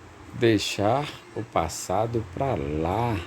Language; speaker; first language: Portuguese; native; Portuguese